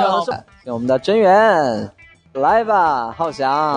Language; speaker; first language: Chinese; native; Chinese